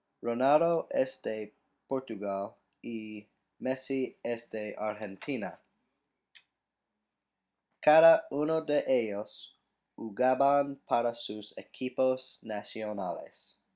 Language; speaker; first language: Spanish; non-native, learner; English